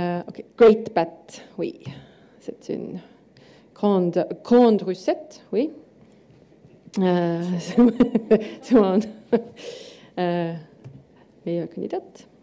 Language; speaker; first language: French; non-native, learner; Estonian